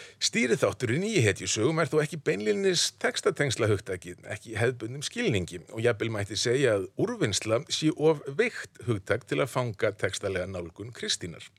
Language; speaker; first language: Icelandic; native; Icelandic